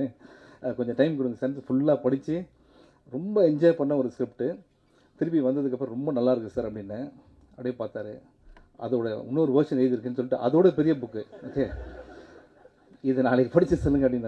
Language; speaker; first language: Tamil; native; Tamil